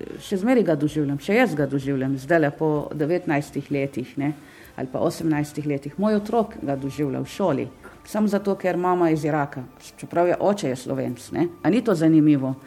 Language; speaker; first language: Slovenian; non-native, fluent; Arabic